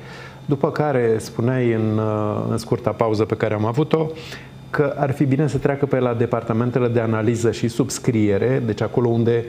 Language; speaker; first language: Romanian; native; Romanian